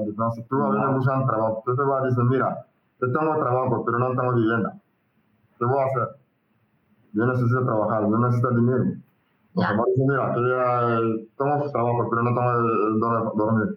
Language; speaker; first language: Spanish; non-native, learner; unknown